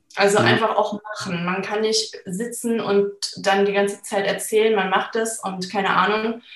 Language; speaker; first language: German; native; German